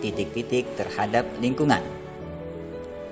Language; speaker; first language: Indonesian; native; Indonesian